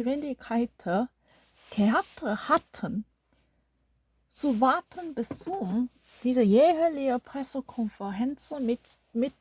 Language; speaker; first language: German; non-native, learner; Korean